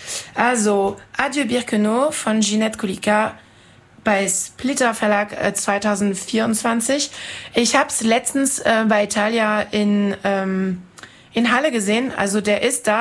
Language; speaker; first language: German; non-native, fluent; French